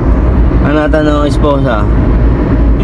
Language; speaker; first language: Japanese; non-native, learner; Filipino